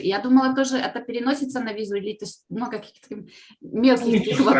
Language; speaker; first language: Russian; native; Russian